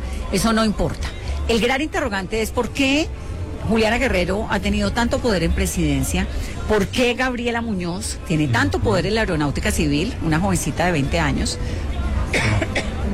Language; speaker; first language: Spanish; native; Spanish